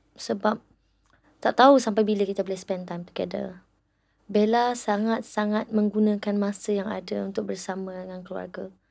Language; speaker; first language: Malay; native; Malay